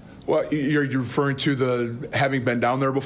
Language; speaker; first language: English; native; English